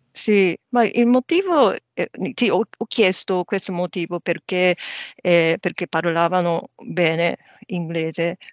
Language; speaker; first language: Italian; non-native, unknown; Japanese